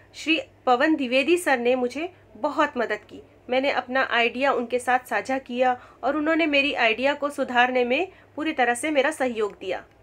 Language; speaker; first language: Hindi; native; Hindi